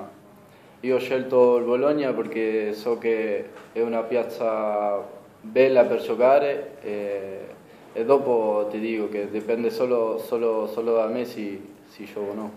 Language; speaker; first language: Italian; non-native, fluent; Spanish